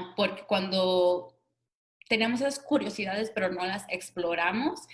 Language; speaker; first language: Spanish; early bilingual, other home language; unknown